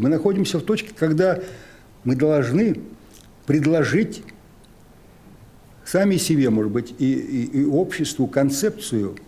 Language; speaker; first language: Russian; native; Russian